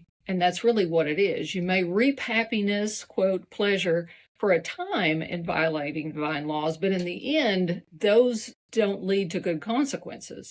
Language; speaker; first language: English; native; English